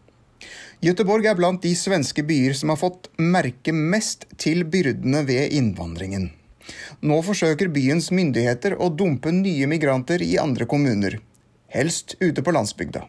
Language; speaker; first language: Norwegian; native; Norwegian